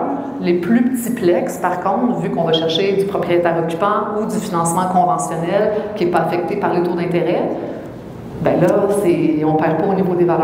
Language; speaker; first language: French; native; French